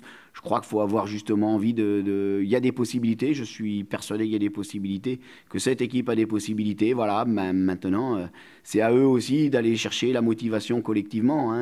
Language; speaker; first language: French; native; French